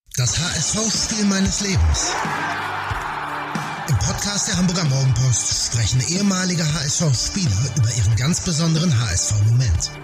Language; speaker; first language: German; native; German